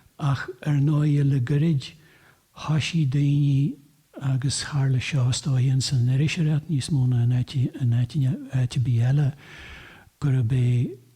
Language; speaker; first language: Irish; native; Irish